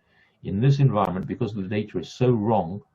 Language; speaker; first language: English; non-native, fluent; French